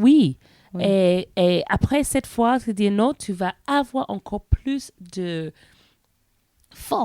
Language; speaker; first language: French; non-native, learner; English